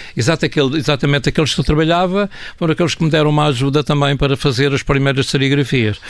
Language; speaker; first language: Portuguese; native; Portuguese